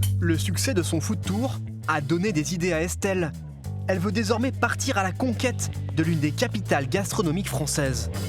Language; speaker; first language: French; native; French